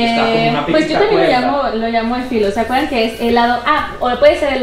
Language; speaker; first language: Spanish; native; Spanish